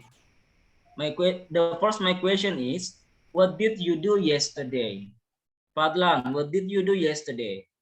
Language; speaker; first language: English; non-native, learner; Indonesian